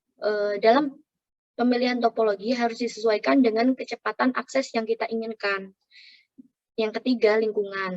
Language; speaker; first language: Indonesian; native; Indonesian